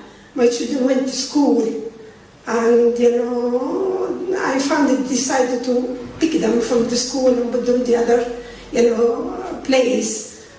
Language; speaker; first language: English; early bilingual, other home language; Arabic